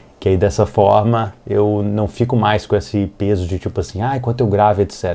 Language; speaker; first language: Portuguese; native; Portuguese